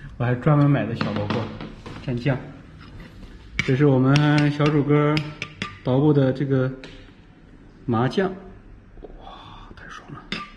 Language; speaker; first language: Chinese; native; Chinese